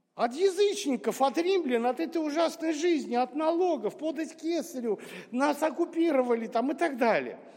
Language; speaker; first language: Russian; non-native, local second language; Armenian